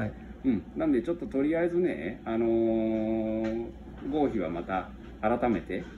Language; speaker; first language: Japanese; native; Japanese